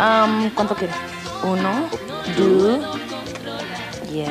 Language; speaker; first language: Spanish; early bilingual, heritage; English